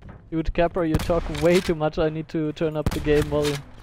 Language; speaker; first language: English; non-native, fluent; German